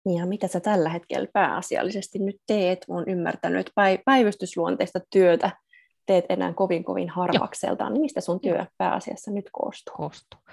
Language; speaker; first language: Finnish; native; Finnish